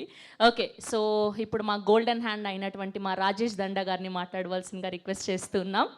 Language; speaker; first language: Telugu; native; Telugu